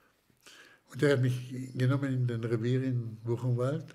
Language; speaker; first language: German; non-native, fluent; Slovak